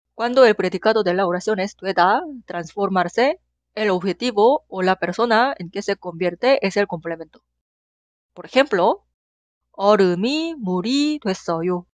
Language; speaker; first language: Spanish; non-native, fluent; Korean